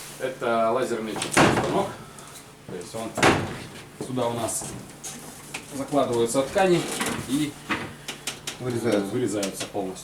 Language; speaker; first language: Russian; native; Russian